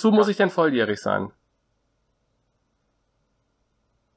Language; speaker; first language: German; native; German